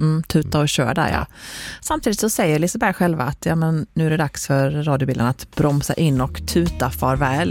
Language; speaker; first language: Swedish; native; Swedish